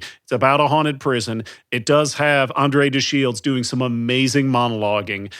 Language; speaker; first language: English; native; English